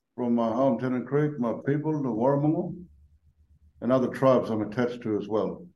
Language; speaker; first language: English; native; English